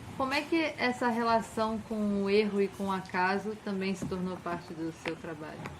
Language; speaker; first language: Portuguese; native; Portuguese